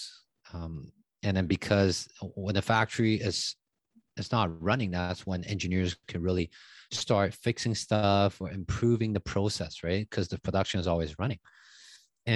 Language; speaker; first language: English; non-native, fluent; Chinese